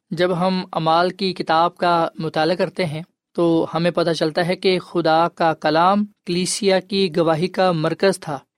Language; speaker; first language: Urdu; non-native, local second language; Punjabi